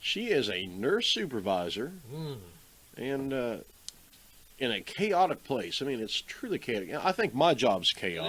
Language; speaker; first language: English; native; English